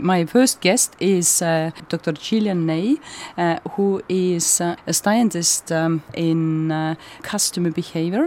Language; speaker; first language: English; non-native, fluent; Estonian